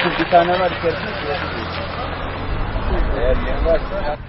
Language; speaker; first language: Turkish; native; Turkish